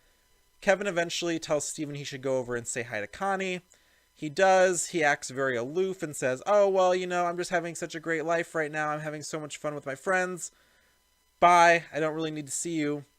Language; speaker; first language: English; native; English